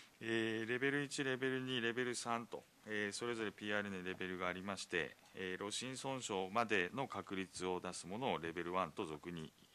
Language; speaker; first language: Japanese; native; Japanese